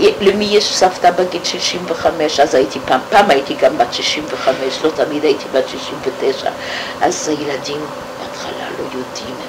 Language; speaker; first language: Hebrew; non-native, fluent; French